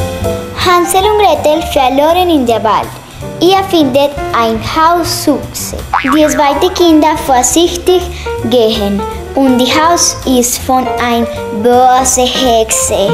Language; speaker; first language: German; non-native, learner; Spanish